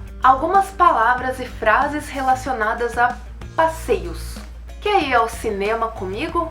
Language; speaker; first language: Portuguese; native; Portuguese